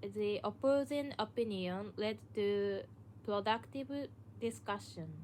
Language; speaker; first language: English; non-native, learner; Japanese